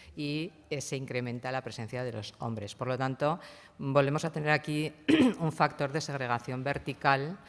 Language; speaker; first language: Spanish; non-native, local second language; Catalan